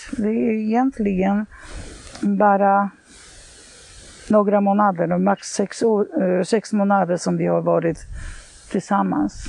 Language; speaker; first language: Swedish; non-native, fluent; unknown